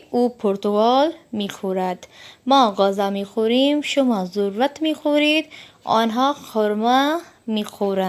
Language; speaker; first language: Persian; non-native, fluent; Urdu